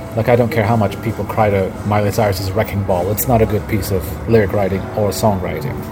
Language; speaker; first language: English; early bilingual, other home language; Arabic